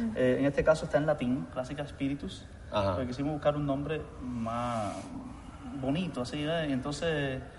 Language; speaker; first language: Spanish; native; Spanish